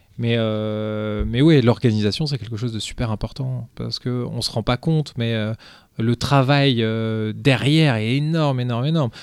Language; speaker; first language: French; early bilingual, other home language; Portuguese